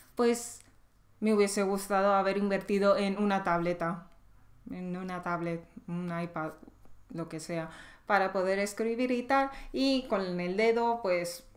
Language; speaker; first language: Spanish; native; Spanish